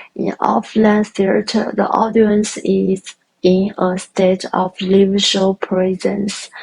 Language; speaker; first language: English; non-native, learner; Chinese